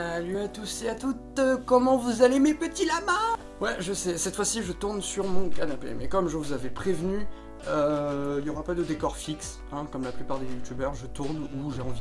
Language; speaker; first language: French; native; French